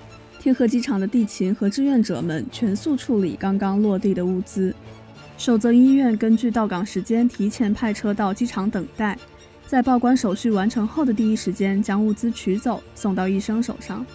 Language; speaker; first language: Chinese; native; Chinese